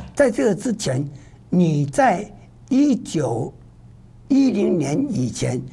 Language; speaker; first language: Chinese; native; Chinese